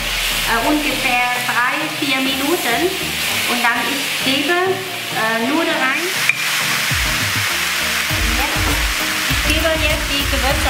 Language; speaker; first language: German; non-native, learner; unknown